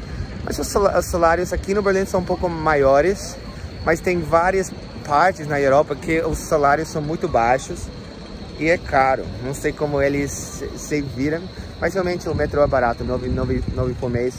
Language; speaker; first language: Portuguese; non-native, fluent; English